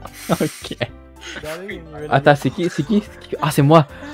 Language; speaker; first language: French; native; French